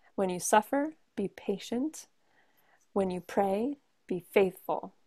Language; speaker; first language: English; native; English